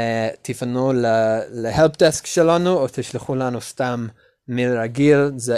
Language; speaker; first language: Hebrew; non-native, learner; English